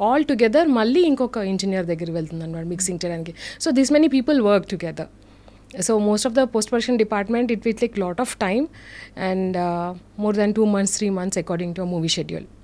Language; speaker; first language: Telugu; non-native, local second language; Urdu